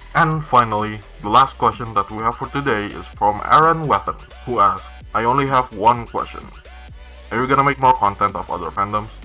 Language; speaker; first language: English; non-native, fluent; Malay